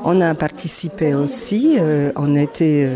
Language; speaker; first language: French; non-native, learner; Polish